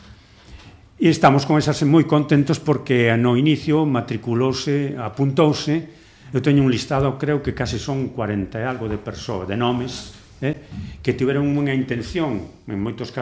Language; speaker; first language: Galician; native; Galician